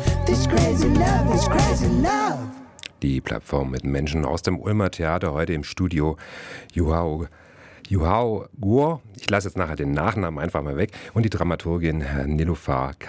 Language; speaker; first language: German; native; German